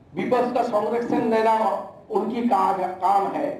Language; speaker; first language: Hindi; non-native, local second language; Bangla